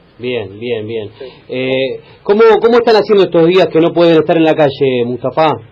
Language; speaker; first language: Spanish; native; Spanish